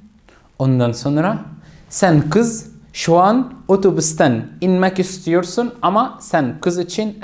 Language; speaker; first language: Turkish; non-native, learner; Arabic